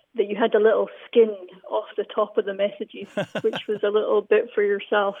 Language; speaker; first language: English; native; English